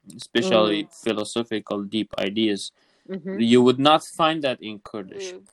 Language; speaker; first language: English; non-native, fluent; Kurdish